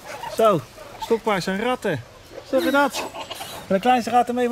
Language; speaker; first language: Dutch; native; Dutch